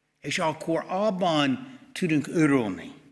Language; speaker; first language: Hungarian; non-native, fluent; English